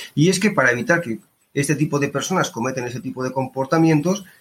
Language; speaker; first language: Spanish; native; Spanish